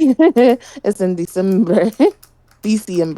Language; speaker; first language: Spanish; non-native, learner; English